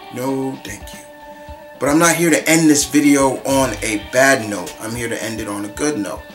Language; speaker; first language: English; native; English